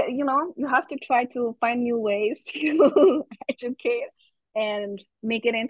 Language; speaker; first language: English; non-native, fluent; German